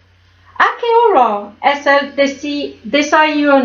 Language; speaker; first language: Spanish; non-native, learner; English